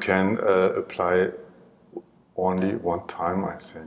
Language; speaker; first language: English; non-native, learner; German